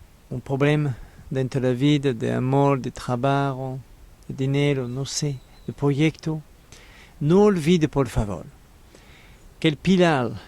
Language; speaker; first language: Spanish; non-native, learner; French